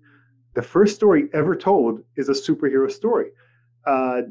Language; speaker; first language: English; non-native, fluent; Hebrew